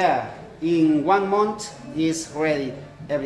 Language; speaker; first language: English; non-native, learner; Spanish